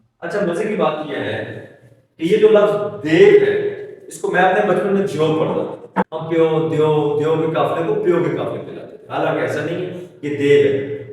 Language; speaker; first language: Urdu; native; Urdu